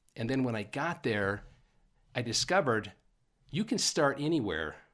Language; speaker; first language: English; native; English